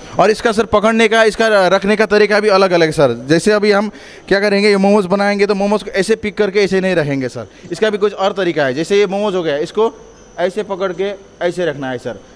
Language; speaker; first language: Hindi; non-native, fluent; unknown